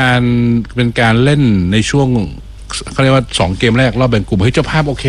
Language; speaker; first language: Thai; native; Thai